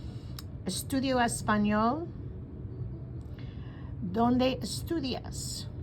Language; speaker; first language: Spanish; non-native, fluent; English